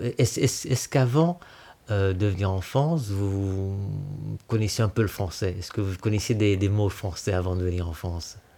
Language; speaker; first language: French; native; French